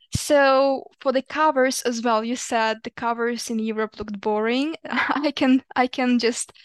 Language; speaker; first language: English; non-native, fluent; Ukrainian